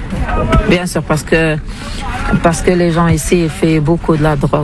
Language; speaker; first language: French; non-native, local second language; Arabic